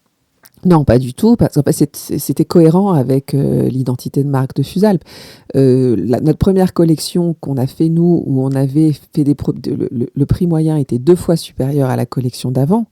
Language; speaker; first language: French; native; French